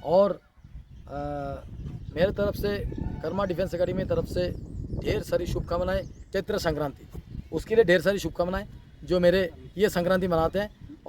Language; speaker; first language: Hindi; non-native, local second language; Bangla